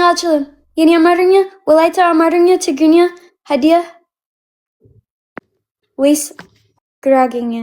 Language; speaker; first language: Amharic; non-native, learner; English